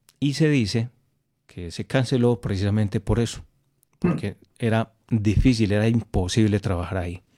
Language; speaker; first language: Spanish; native; Spanish